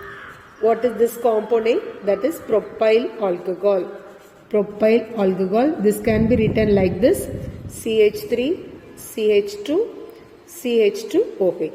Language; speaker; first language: English; non-native, local second language; Tamil